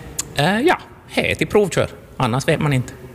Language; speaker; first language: Swedish; native; Swedish